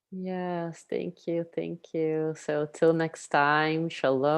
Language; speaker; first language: English; non-native, fluent; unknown